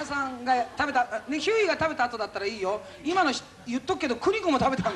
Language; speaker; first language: Japanese; native; Japanese